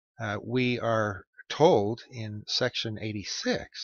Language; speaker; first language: English; native; English